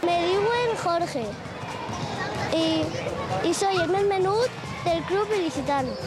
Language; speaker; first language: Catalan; non-native, local second language; Spanish